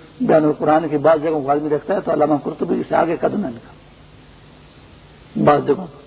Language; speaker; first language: Urdu; non-native, local second language; Pashto